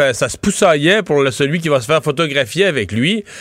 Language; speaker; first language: French; native; French